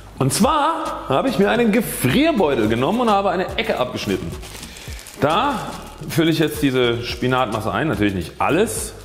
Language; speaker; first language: German; native; German